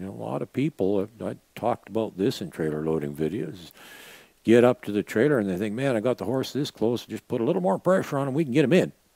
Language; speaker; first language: English; native; English